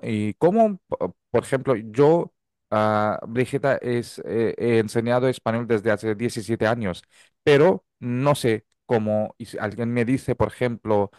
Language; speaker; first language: Spanish; non-native, fluent; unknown